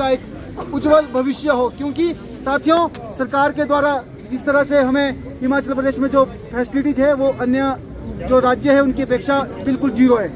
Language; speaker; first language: Hindi; native; Hindi